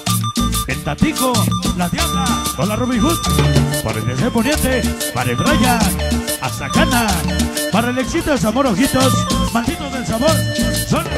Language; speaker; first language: Spanish; native; Spanish